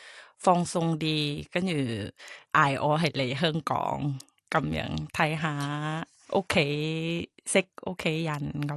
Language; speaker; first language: Cantonese; non-native, learner; Thai